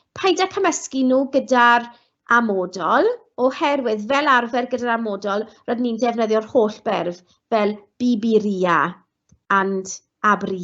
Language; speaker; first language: Welsh; non-native, local second language; English